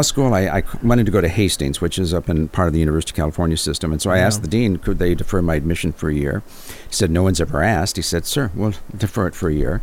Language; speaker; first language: English; native; English